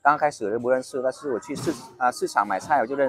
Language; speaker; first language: Chinese; non-native, fluent; Vietnamese